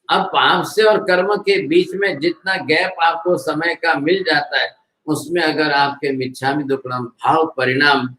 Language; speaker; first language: Hindi; non-native, local second language; Gujarati